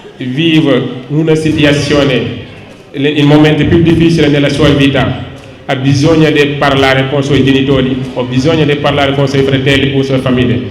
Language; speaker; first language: Italian; non-native, learner; Wolof